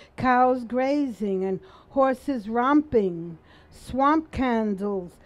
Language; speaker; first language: English; early bilingual, other home language; Spanish